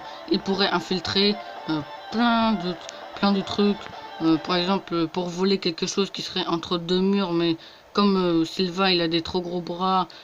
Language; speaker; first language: French; native; French